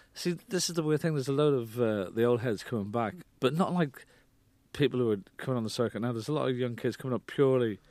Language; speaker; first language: English; native; English